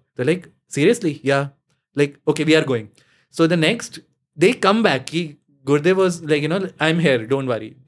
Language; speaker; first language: English; non-native, local second language; Punjabi